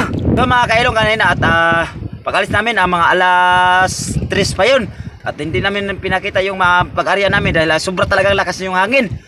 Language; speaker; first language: Filipino; non-native, local second language; Cebuano